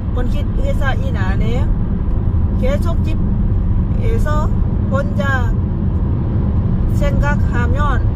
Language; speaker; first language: Korean; non-native, learner; Lao